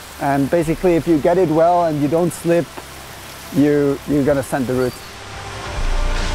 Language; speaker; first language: English; non-native, fluent; German